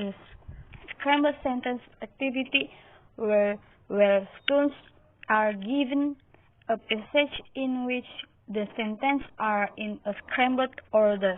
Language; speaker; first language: English; non-native, learner; Indonesian